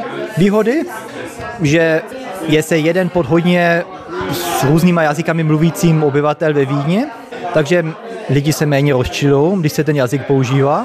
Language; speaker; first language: Czech; early bilingual, heritage; Czech